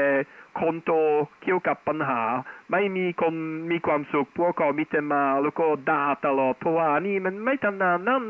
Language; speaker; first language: Thai; non-native, fluent; Dutch